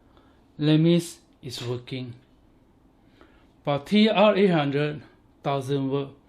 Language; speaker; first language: English; non-native, learner; Chinese